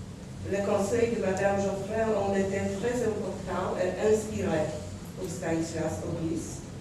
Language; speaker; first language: French; non-native, learner; Polish